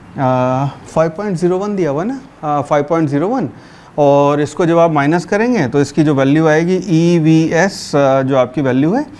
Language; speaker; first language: Hindi; native; Hindi